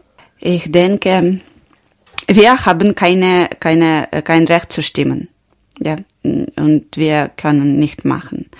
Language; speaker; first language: German; non-native, learner; Ukrainian